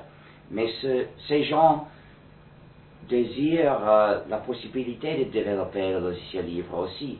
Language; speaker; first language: French; non-native, fluent; English